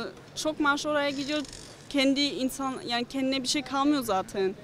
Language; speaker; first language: Turkish; early bilingual, other home language; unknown